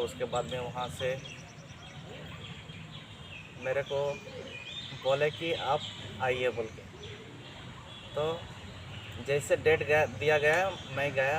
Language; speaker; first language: Hindi; non-native, local second language; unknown